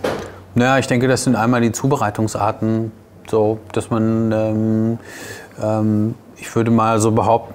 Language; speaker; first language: German; native; German